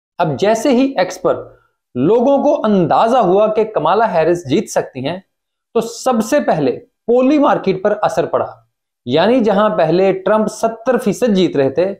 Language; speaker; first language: Urdu; native; Urdu